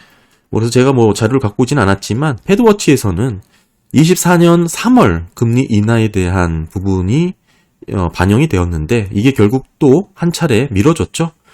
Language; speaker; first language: Korean; native; Korean